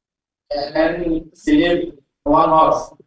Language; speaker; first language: English; non-native, learner; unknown